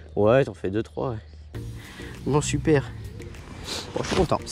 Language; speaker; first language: French; native; French